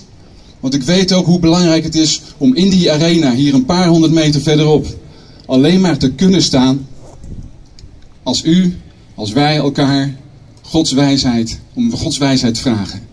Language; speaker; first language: Dutch; native; Dutch